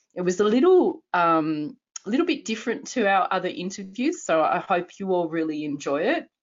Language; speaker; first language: English; native; English